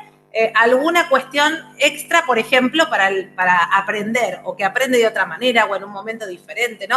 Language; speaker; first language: Spanish; native; Spanish